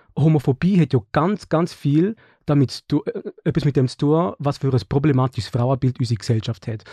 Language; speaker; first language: German; early bilingual, other home language; Serbian